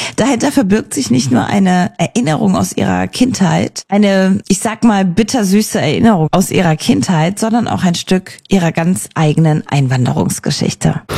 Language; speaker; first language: German; native; German